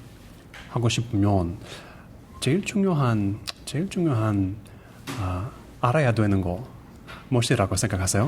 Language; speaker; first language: Korean; non-native, learner; English